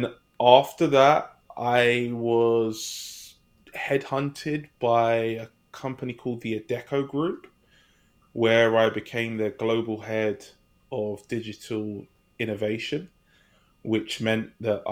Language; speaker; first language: English; native; English